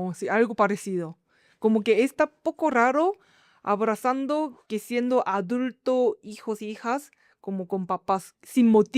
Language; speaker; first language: Spanish; non-native, fluent; Korean